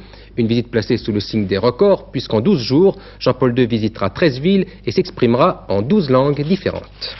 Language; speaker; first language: French; native; French